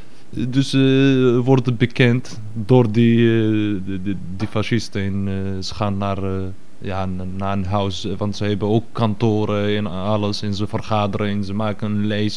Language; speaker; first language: Dutch; non-native, fluent; Arabic